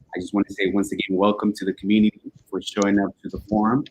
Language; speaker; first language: English; early bilingual, other home language; Spanish